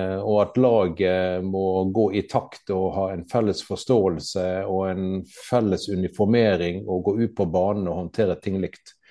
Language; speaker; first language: Norwegian; native; Norwegian